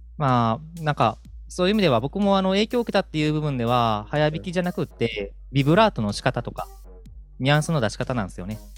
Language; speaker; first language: Japanese; native; Japanese